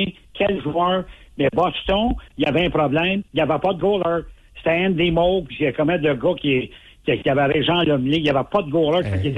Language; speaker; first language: French; native; French